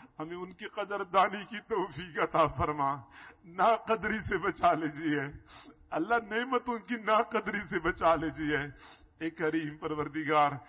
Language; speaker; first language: Urdu; non-native, local second language; Punjabi